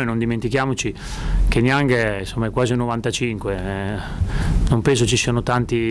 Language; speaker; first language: Italian; native; Italian